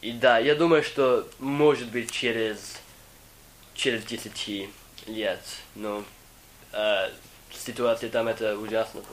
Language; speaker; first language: Russian; non-native, fluent; English